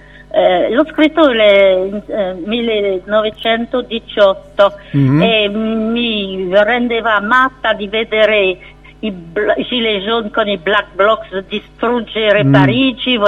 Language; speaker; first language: Italian; non-native, fluent; French